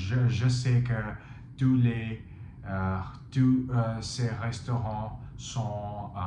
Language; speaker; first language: French; non-native, fluent; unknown